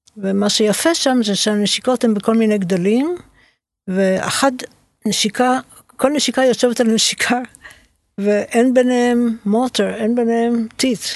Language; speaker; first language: Hebrew; native; Hebrew